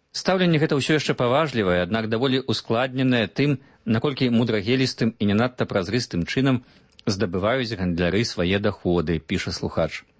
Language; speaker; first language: Belarusian; native; Belarusian